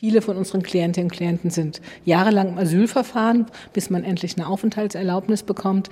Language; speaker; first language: German; native; German